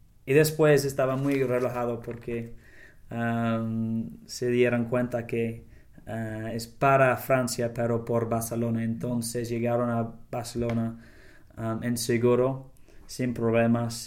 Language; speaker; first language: Spanish; non-native, learner; English